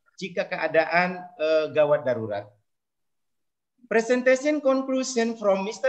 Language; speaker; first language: English; non-native, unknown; Indonesian